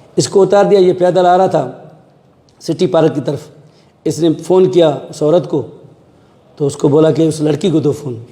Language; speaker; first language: Urdu; non-native, local second language; Sindhi